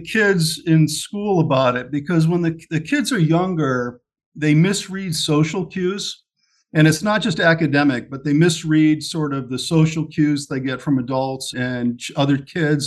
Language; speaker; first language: English; native; English